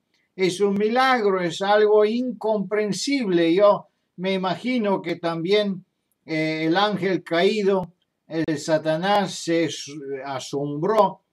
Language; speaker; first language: Spanish; non-native, fluent; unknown